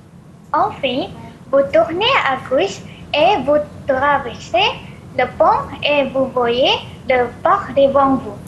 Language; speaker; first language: French; non-native, learner; Malay